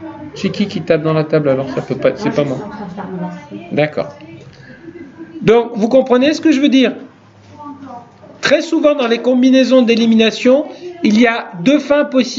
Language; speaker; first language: French; native; French